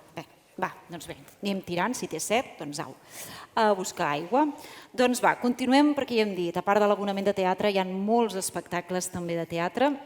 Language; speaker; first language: Catalan; native; Catalan